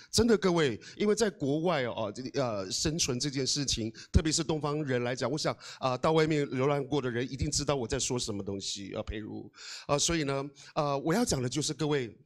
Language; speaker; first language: Chinese; non-native, local second language; Amis